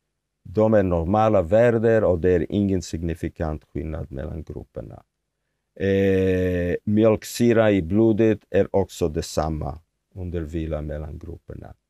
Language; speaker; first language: Swedish; non-native, fluent; Hebrew